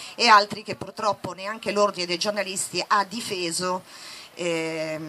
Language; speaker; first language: Italian; native; Italian